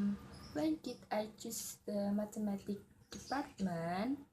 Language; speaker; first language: English; non-native, learner; Indonesian